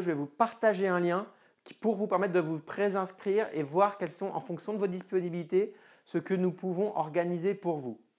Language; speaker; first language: French; native; French